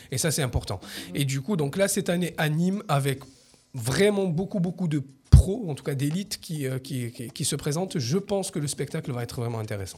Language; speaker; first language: French; native; French